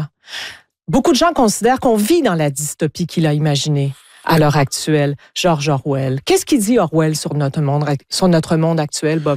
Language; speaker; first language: French; native; French